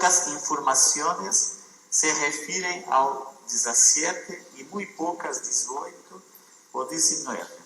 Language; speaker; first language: Portuguese; non-native, fluent; Spanish